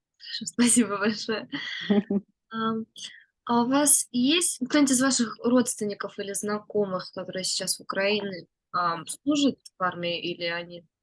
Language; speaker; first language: Russian; early bilingual, heritage; Russian